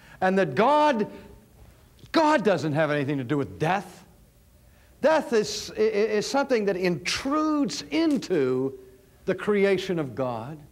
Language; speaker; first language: English; native; English